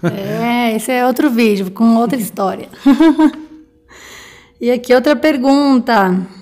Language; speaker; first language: Portuguese; native; Portuguese